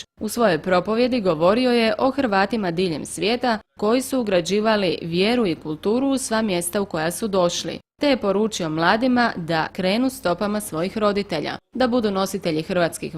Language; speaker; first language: Croatian; native; Croatian